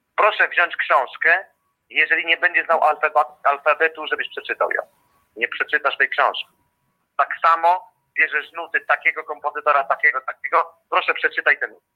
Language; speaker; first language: Polish; native; Polish